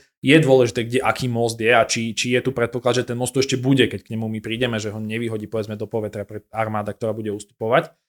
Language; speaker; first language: Slovak; native; Slovak